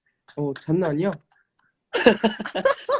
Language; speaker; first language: Korean; non-native, fluent; Japanese